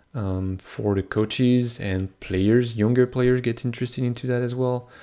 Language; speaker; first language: English; non-native, fluent; French